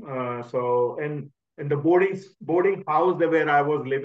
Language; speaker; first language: English; non-native, local second language; Hindi